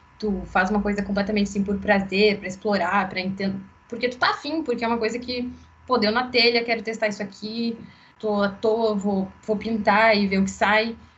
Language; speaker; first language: Portuguese; native; Portuguese